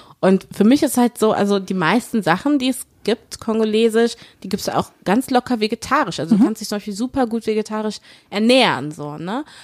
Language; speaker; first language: German; early bilingual, other home language; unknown